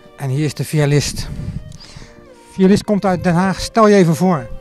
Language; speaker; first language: Dutch; native; Dutch